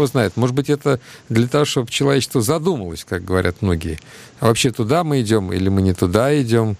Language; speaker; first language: Russian; native; Russian